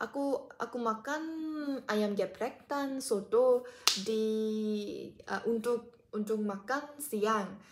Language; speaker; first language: Indonesian; non-native, learner; Korean